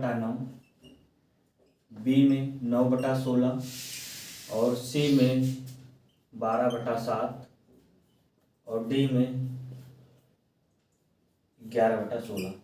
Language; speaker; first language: Hindi; native; Hindi